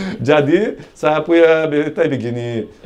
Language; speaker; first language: Indonesian; non-native, fluent; Portuguese